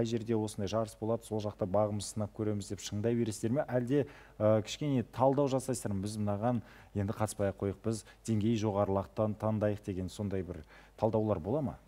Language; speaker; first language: Kazakh; native; Kazakh